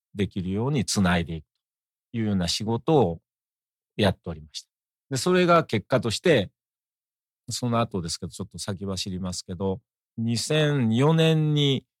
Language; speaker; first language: Japanese; native; Japanese